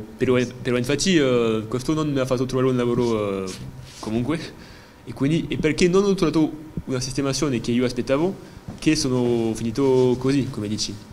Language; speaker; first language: Italian; non-native, fluent; French